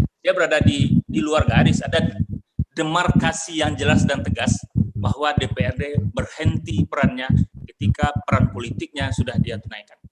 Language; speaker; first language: Indonesian; non-native, local second language; Minangkabau